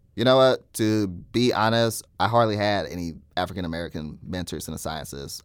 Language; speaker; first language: English; native; English